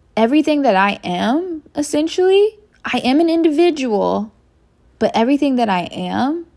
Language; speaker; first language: English; native; English